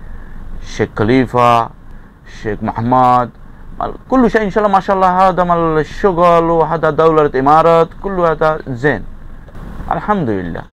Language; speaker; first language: Arabic; non-native, learner; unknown